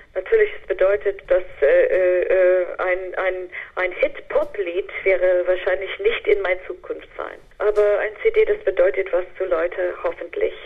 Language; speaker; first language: German; non-native, fluent; English